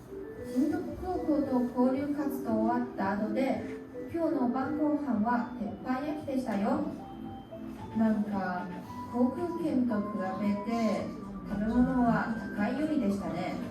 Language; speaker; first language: Japanese; non-native, learner; Chinese